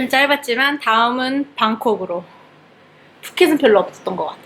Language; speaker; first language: Korean; early bilingual, heritage; Korean